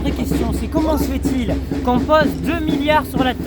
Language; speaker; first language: French; native; French